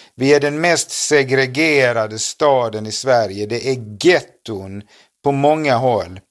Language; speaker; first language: Swedish; native; Swedish